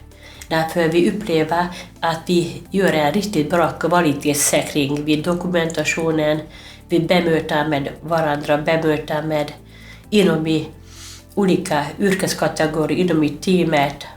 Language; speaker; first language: Swedish; non-native, fluent; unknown